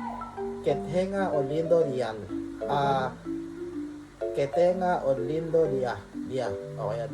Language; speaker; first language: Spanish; non-native, learner; Filipino